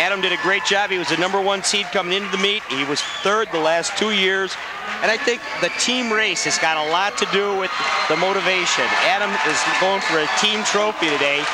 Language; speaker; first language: English; native; English